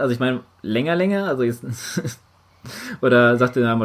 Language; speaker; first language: German; native; German